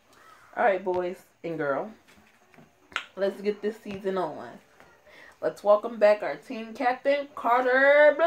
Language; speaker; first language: English; native; English